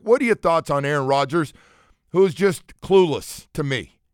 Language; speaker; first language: English; native; English